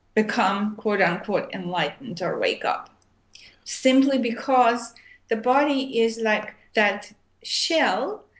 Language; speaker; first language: English; non-native, fluent; Armenian